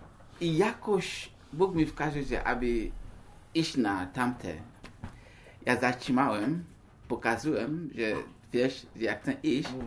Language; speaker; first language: Polish; non-native, learner; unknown